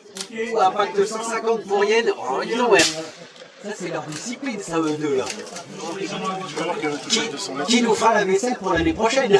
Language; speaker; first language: French; native; French